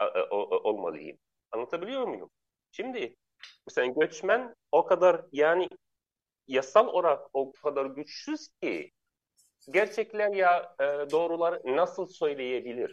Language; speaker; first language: Turkish; non-native, learner; Arabic